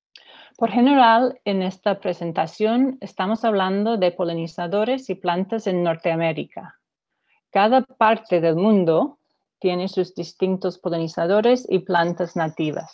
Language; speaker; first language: Spanish; non-native, fluent; English